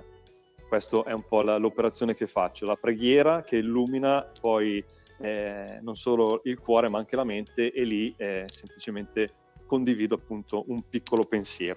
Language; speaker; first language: Italian; native; Italian